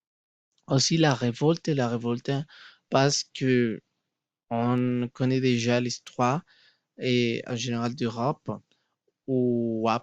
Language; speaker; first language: French; non-native, learner; Spanish